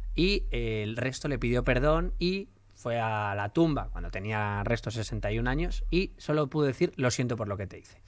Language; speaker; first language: Spanish; native; Spanish